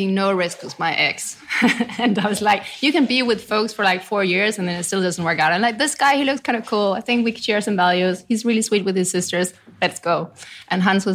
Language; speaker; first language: English; non-native, fluent; Danish